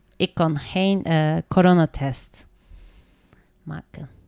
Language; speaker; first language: Dutch; non-native, fluent; Turkish